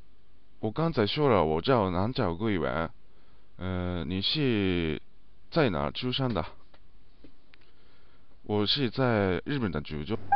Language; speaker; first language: Chinese; non-native, learner; Japanese